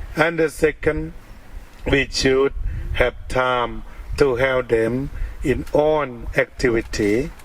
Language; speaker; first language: English; non-native, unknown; Thai